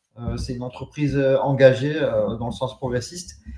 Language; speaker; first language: French; native; French